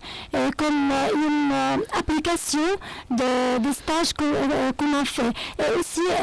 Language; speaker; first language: French; non-native, fluent; Arabic